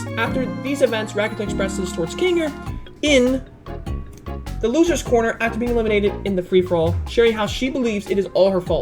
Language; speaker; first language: English; native; English